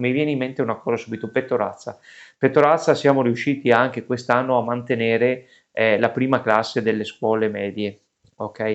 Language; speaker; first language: Italian; native; Italian